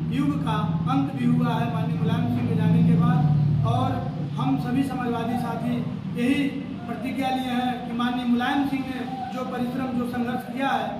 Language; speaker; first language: Hindi; native; Hindi